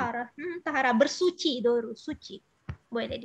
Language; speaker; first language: Turkish; non-native, fluent; Indonesian